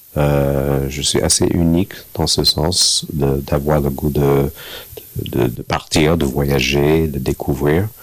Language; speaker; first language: French; non-native, fluent; English